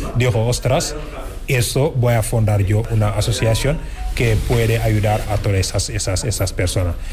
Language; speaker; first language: Spanish; non-native, fluent; Wolof